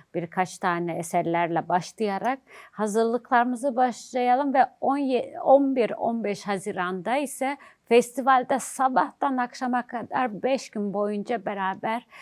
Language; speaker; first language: Turkish; non-native, fluent; Azerbaijani